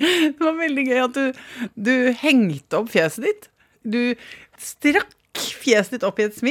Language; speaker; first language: Norwegian; native; Norwegian